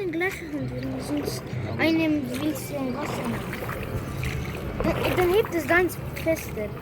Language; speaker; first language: German; early bilingual, other home language; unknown